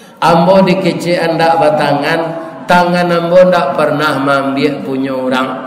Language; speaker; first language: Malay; non-native, local second language; Minangkabau